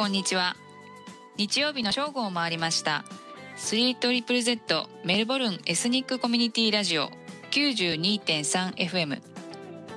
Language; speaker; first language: Japanese; native; Japanese